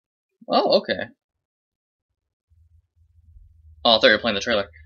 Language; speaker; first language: English; native; English